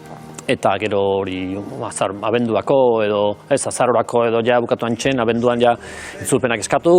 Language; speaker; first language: Basque; native; Basque